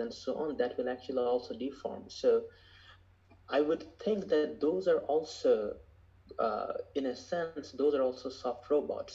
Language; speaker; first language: English; non-native, local second language; Bangla